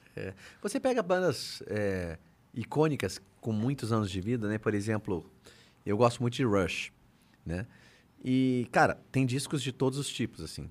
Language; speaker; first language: Portuguese; native; Portuguese